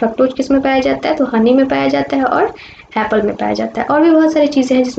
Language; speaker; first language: Hindi; native; Hindi